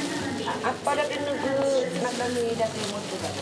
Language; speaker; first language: Japanese; non-native, learner; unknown